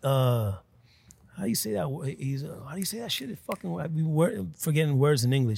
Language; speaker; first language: English; early bilingual, other home language; Spanish